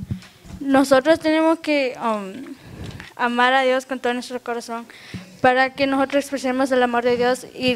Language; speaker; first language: Spanish; early bilingual, other home language; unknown